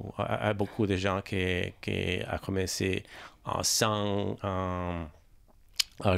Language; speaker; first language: French; non-native, learner; Italian